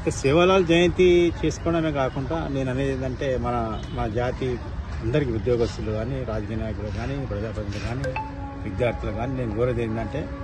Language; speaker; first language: Telugu; non-native, local second language; Lambadi